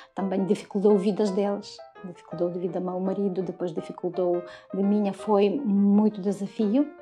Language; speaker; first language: Portuguese; non-native, learner; Ukrainian